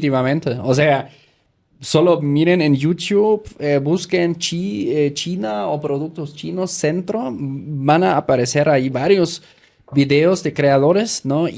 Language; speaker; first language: Spanish; native; Spanish